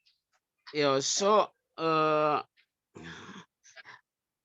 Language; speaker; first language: English; non-native, learner; Indonesian